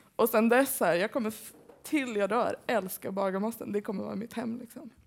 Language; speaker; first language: Swedish; early bilingual, other home language; Persian